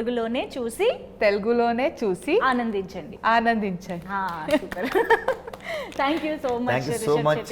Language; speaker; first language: Telugu; native; Telugu